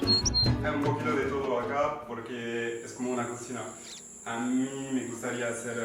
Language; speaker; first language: Spanish; non-native, learner; French